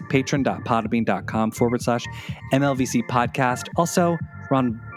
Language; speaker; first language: English; native; English